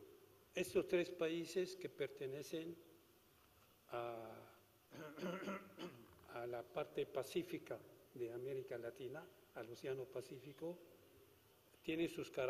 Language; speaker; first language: Spanish; non-native, fluent; Arabic